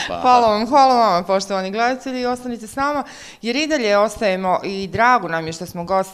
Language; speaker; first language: Croatian; native; Croatian